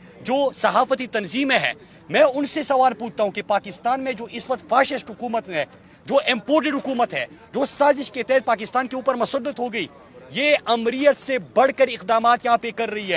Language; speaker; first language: Urdu; native; Urdu